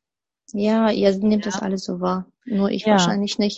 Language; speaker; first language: German; native; German